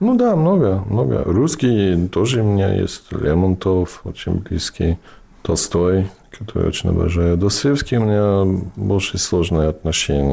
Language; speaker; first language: Russian; non-native, fluent; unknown